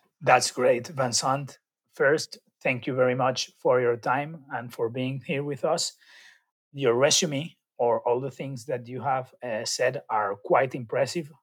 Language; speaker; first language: English; non-native, learner; Spanish